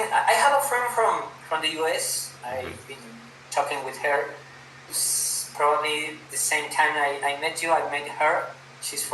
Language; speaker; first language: English; non-native, fluent; Spanish